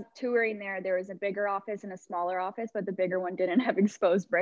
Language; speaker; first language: English; native; English